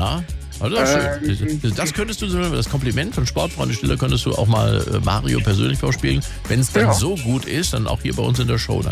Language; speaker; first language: German; native; German